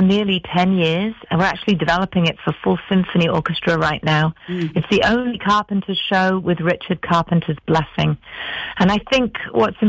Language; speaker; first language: English; native; English